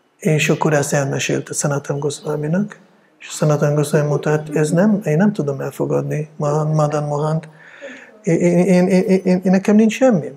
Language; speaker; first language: Hungarian; non-native, fluent; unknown